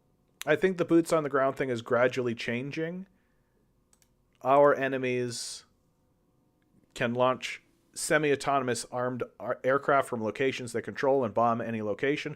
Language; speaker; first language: English; native; English